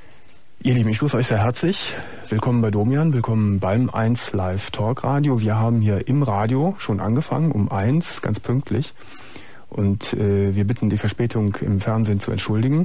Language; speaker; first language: German; native; German